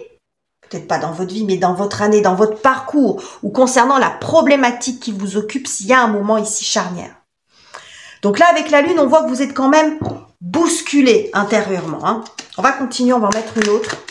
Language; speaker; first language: French; native; French